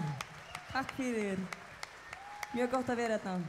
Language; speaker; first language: Icelandic; non-native, learner; Faroese